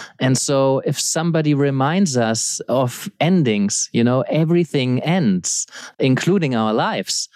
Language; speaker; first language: English; non-native, fluent; German